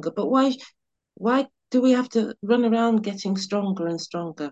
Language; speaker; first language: English; native; English